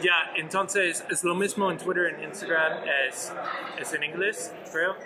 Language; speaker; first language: Spanish; non-native, learner; English